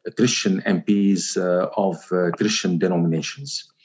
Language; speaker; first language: English; non-native, fluent; Arabic